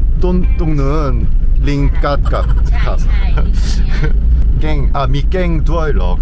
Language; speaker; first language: Thai; non-native, learner; Korean